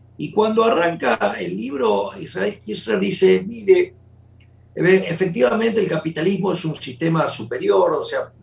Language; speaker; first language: Spanish; native; Spanish